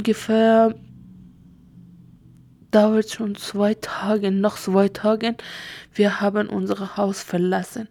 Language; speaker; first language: German; non-native, learner; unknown